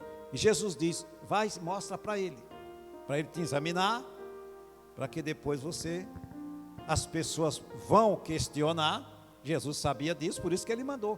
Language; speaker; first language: Portuguese; native; Portuguese